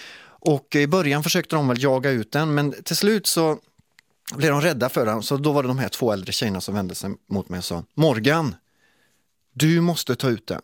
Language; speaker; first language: Swedish; native; Swedish